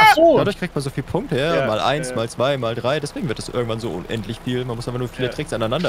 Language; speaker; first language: German; native; German